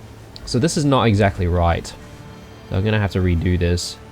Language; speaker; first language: English; native; English